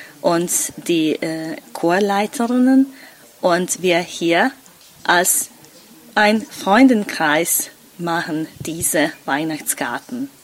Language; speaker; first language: German; non-native, local second language; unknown